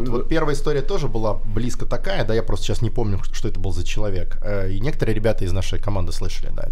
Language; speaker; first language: Russian; native; Russian